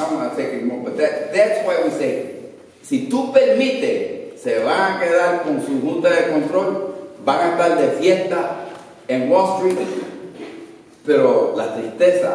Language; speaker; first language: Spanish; early bilingual, other home language; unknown